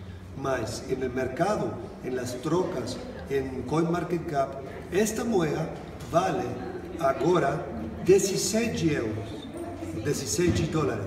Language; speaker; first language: Spanish; non-native, fluent; German